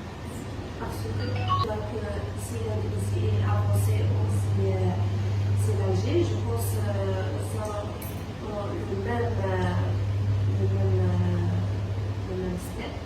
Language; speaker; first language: French; non-native, local second language; Arabic